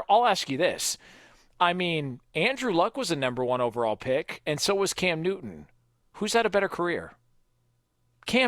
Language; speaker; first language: English; native; English